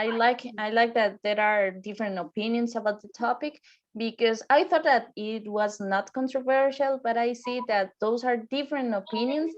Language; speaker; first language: English; non-native, fluent; Spanish